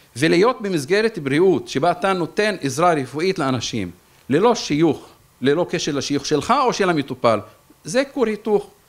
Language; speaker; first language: Hebrew; native; Hebrew